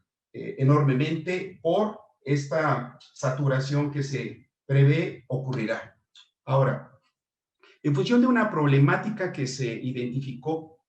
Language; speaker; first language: Spanish; native; Spanish